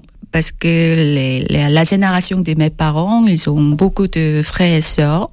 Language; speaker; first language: French; non-native, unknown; Korean